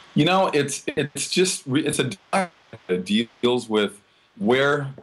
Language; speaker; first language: English; native; English